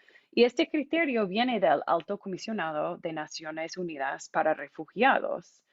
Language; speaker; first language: Spanish; non-native, fluent; English